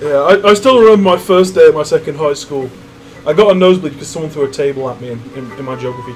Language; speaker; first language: English; native; English